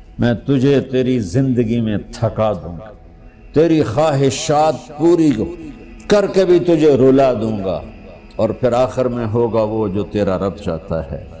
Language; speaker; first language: Urdu; non-native, local second language; Punjabi